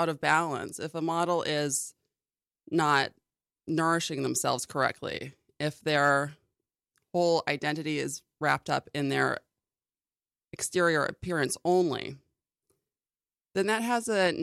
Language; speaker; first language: English; native; English